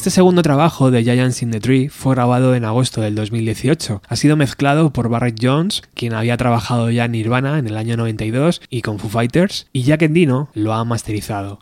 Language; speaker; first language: Spanish; native; Spanish